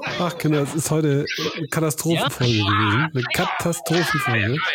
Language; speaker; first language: German; native; German